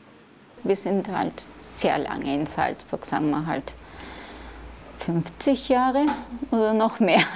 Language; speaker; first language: German; early bilingual, other home language; Turkish